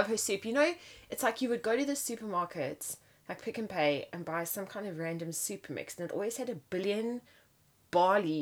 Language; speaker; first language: English; native; English